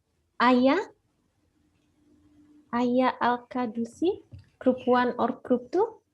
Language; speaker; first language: English; non-native, fluent; Indonesian